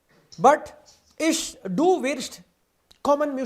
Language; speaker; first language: German; non-native, fluent; Hindi